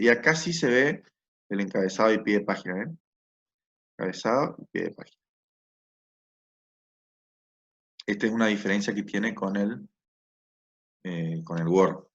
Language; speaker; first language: Spanish; native; Spanish